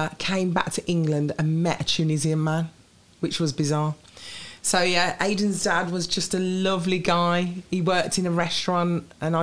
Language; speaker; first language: English; native; English